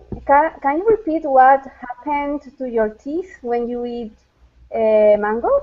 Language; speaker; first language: English; non-native, fluent; Spanish